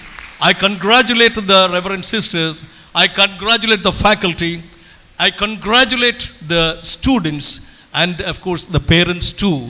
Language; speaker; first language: English; non-native, local second language; Tamil